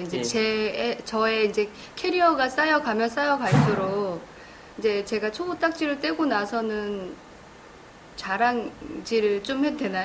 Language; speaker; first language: Korean; native; Korean